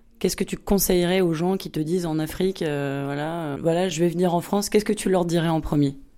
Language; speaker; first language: French; native; French